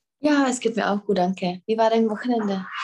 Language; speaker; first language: German; non-native, fluent; Czech